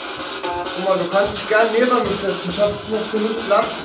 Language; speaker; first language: German; native; German